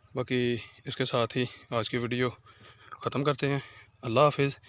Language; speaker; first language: Urdu; non-native, local second language; Punjabi